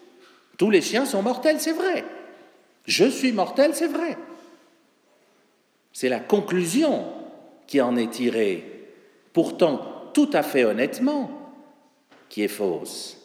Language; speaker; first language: French; native; French